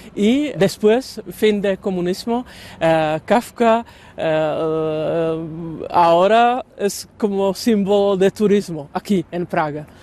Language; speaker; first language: Spanish; non-native, learner; Czech